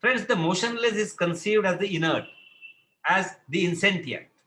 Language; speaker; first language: English; non-native, local second language; Marathi